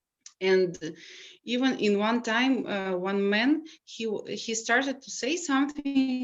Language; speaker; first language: English; non-native, learner; Russian